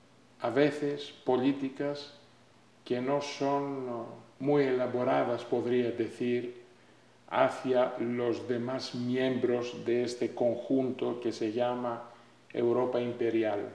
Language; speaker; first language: Spanish; non-native, fluent; Greek